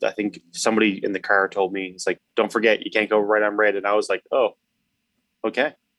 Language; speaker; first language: English; native; English